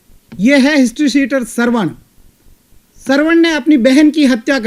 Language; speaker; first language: Hindi; native; Hindi